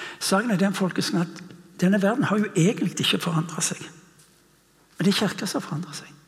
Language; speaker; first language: Norwegian; non-native, fluent; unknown